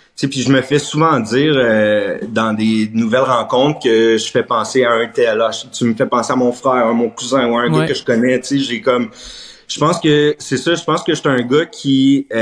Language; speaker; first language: French; native; French